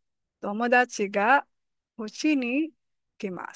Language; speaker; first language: Japanese; non-native, fluent; Filipino